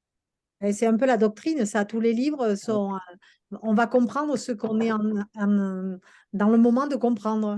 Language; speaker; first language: French; native; French